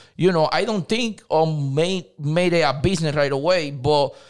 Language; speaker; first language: English; non-native, learner; Spanish